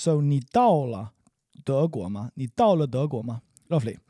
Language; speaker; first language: Chinese; non-native, fluent; English